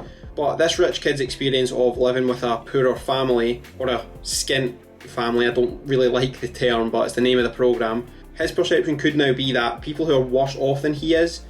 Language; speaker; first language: English; native; English